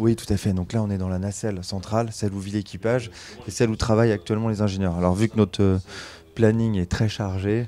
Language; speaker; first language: French; native; French